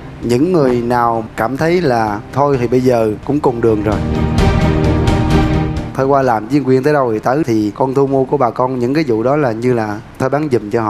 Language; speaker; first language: Vietnamese; native; Vietnamese